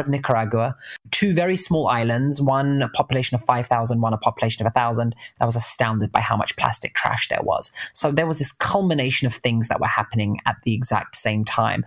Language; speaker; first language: English; native; English